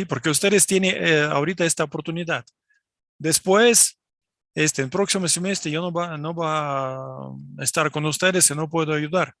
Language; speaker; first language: Spanish; non-native, fluent; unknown